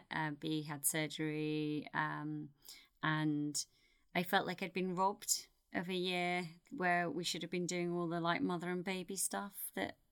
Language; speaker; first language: English; native; English